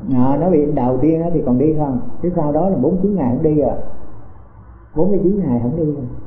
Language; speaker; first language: Vietnamese; native; Vietnamese